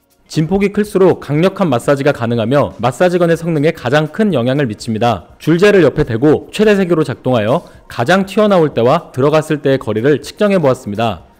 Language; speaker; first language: Korean; native; Korean